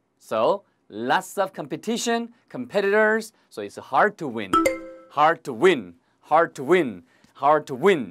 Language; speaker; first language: English; non-native, fluent; Korean